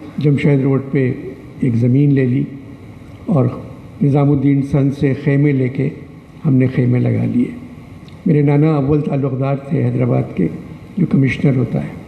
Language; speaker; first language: Urdu; native; Urdu